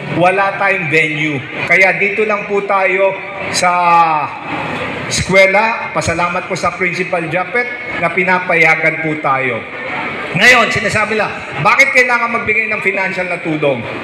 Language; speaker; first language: Filipino; native; Filipino